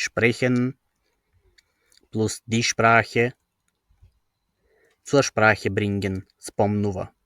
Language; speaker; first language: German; non-native, fluent; Macedonian